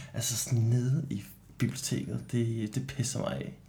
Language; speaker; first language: Danish; early bilingual, other home language; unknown